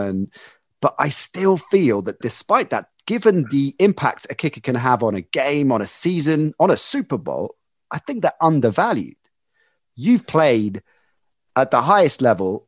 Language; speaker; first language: English; native; English